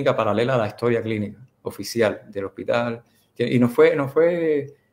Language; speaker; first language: Spanish; native; Spanish